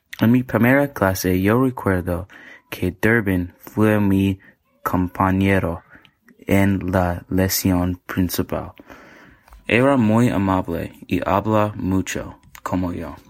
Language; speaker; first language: Spanish; non-native, learner; English